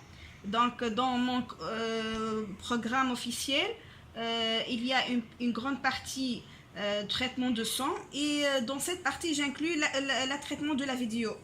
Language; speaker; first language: French; non-native, local second language; Arabic